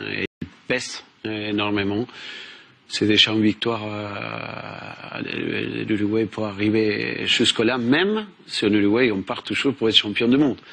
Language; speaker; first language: French; non-native, fluent; Spanish